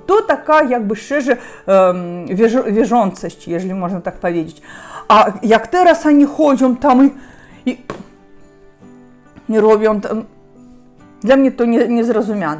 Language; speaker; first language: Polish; non-native, learner; Russian